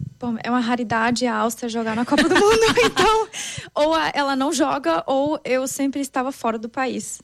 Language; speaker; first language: Portuguese; non-native, fluent; German